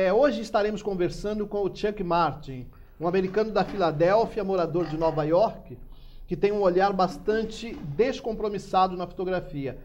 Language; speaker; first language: Portuguese; native; Portuguese